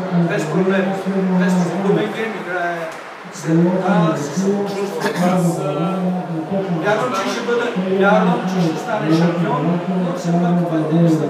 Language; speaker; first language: Bulgarian; native; Bulgarian